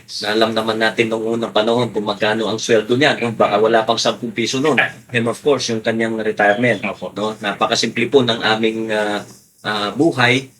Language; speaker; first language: Filipino; non-native, local second language; Pampanga